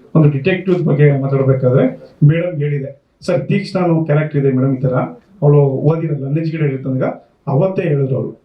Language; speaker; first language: Kannada; native; Kannada